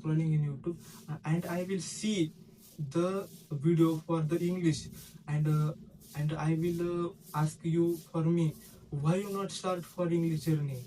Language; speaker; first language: English; non-native, learner; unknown